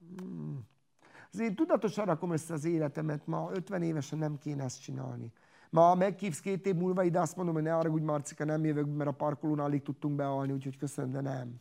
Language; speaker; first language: Hungarian; non-native, local second language; Romany